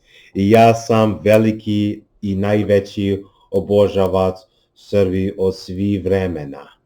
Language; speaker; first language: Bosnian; non-native, learner; English